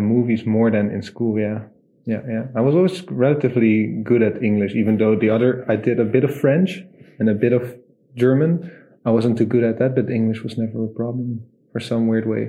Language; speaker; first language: English; non-native, fluent; Dutch